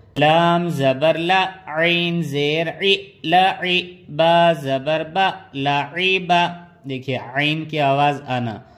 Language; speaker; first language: Urdu; native; Urdu